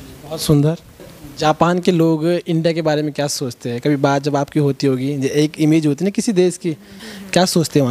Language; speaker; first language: Hindi; native; Hindi